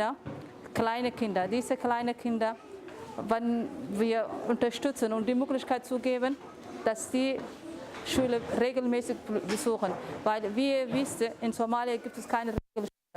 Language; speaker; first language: German; non-native, fluent; Somali